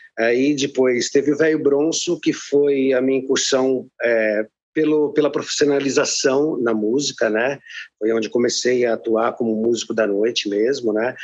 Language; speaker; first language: Portuguese; native; Portuguese